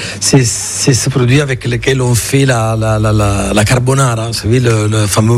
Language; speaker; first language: French; non-native, fluent; Italian